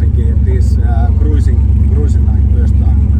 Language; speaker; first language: English; non-native, learner; Finnish